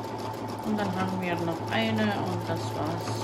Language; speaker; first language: German; non-native, learner; Croatian